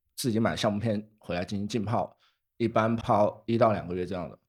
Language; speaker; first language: Chinese; native; Chinese